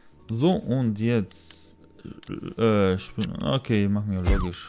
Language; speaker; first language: German; non-native, learner; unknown